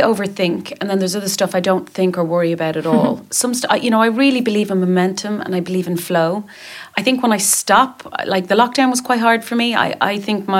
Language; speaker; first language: English; native; English